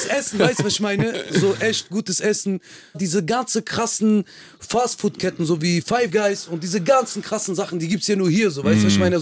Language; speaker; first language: German; early bilingual, other home language; Kurdish